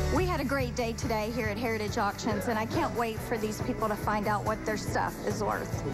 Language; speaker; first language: English; native; English